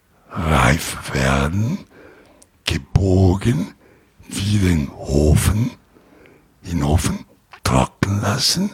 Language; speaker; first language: German; non-native, learner; Italian